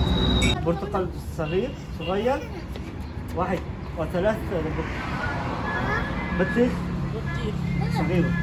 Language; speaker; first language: Arabic; non-native, learner; Kazakh